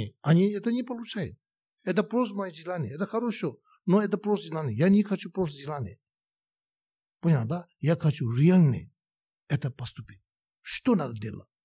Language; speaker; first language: Russian; non-native, learner; Tibetan